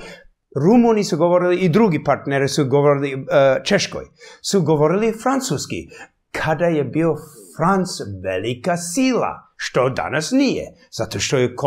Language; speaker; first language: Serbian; early bilingual, heritage; English